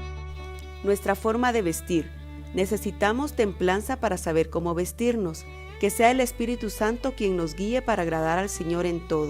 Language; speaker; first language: Spanish; native; Spanish